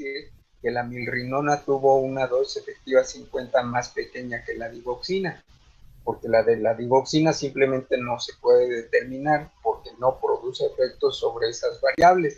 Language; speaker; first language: Spanish; native; Spanish